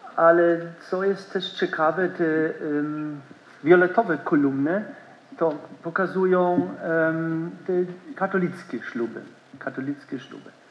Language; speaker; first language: Polish; non-native, learner; German